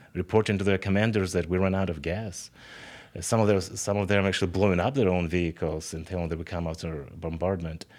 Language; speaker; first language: English; non-native, fluent; Ukrainian